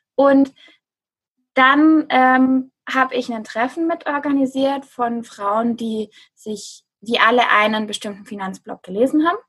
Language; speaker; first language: German; native; German